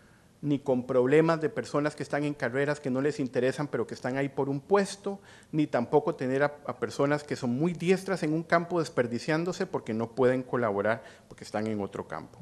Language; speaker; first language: Spanish; native; Spanish